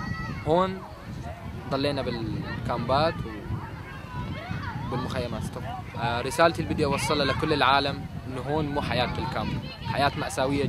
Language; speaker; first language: Arabic; native; Arabic